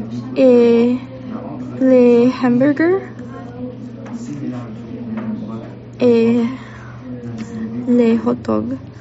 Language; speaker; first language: French; non-native, learner; English